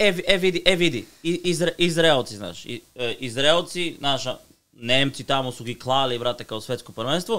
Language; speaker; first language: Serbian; non-native, learner; Bulgarian